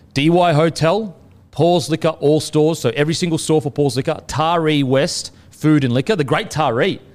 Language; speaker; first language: English; native; English